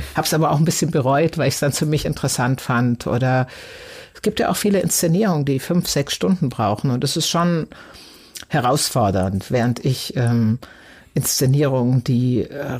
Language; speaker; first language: German; native; German